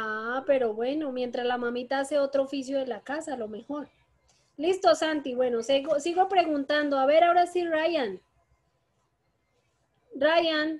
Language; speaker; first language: Spanish; native; Spanish